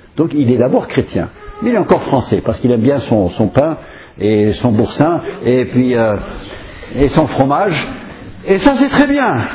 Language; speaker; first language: French; non-native, fluent; English